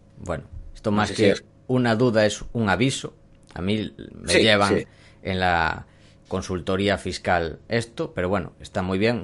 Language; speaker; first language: Spanish; native; Spanish